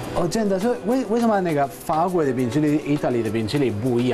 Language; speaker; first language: Chinese; non-native, fluent; Italian